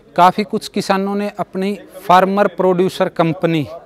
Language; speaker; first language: Hindi; native; Hindi